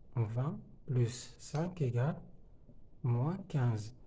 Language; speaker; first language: French; non-native, local second language; Arabic